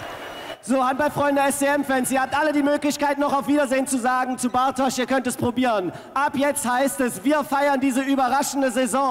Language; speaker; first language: German; native; German